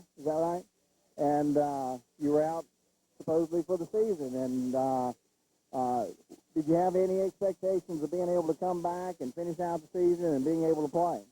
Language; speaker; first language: English; native; English